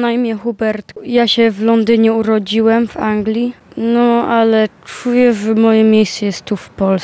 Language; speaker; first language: Polish; early bilingual, heritage; Polish